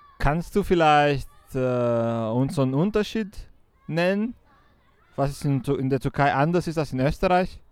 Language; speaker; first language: German; non-native, fluent; Romanian